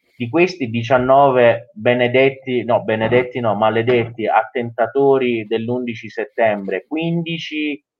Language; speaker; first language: Italian; non-native, fluent; Persian